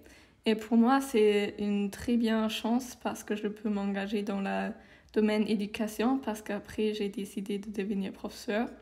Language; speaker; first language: French; non-native, learner; German